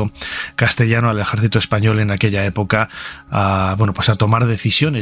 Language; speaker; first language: Spanish; native; Spanish